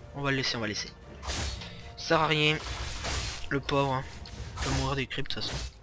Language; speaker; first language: French; native; French